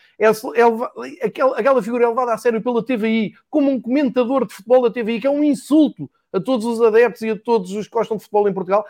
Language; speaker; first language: Portuguese; native; Portuguese